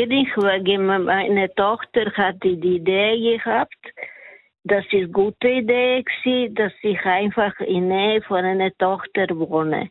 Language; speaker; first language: German; non-native, learner; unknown